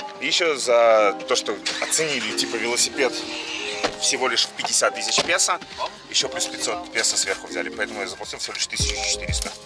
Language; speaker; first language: Russian; native; Russian